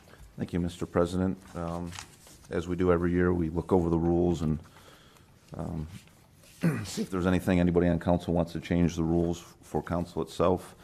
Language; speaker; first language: English; native; English